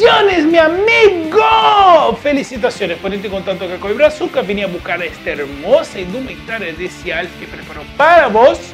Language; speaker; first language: Spanish; native; Spanish